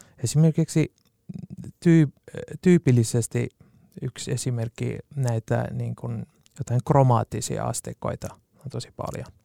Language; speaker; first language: Finnish; non-native, fluent; Kurdish